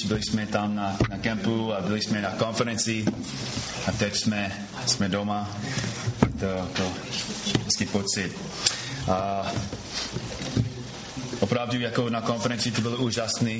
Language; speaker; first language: Czech; non-native, fluent; English